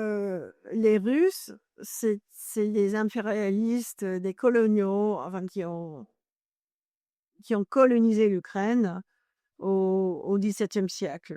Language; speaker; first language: French; non-native, fluent; English